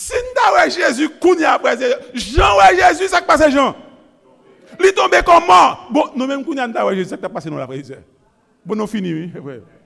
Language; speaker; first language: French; non-native, local second language; Haitian Creole